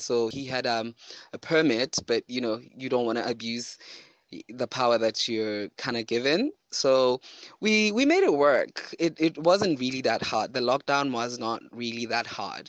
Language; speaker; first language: English; non-native, local second language; Southern Sotho